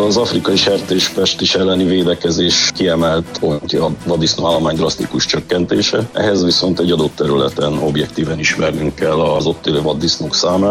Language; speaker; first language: Hungarian; native; Hungarian